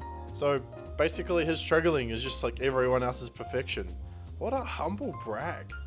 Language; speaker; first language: English; native; English